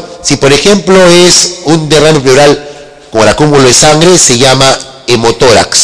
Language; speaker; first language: Spanish; native; Spanish